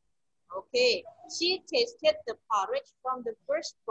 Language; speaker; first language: English; non-native, fluent; Indonesian